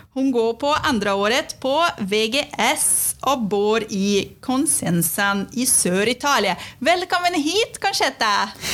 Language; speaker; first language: Norwegian; non-native, fluent; Portuguese